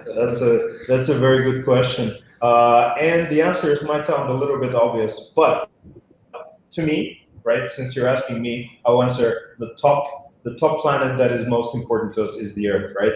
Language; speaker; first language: English; non-native, fluent; Bulgarian